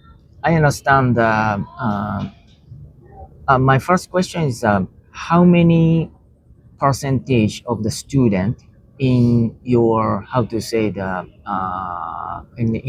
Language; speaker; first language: English; non-native, learner; Japanese